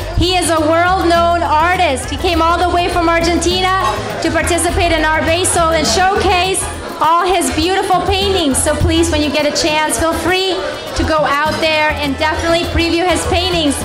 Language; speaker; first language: English; early bilingual, other home language; Spanish